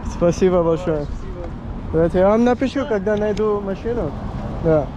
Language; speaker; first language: Russian; non-native, learner; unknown